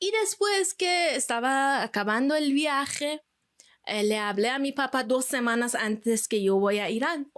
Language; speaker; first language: Spanish; non-native, fluent; Persian